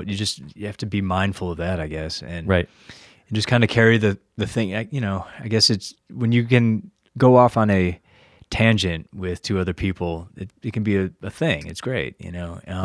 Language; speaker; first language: English; native; English